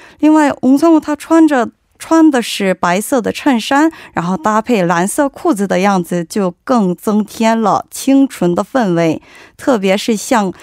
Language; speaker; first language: Chinese; non-native, fluent; Korean